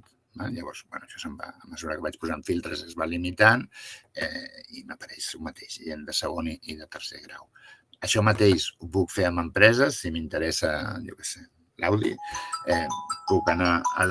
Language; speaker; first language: Catalan; native; Catalan